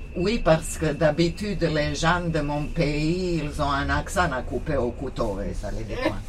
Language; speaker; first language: French; non-native, fluent; Serbian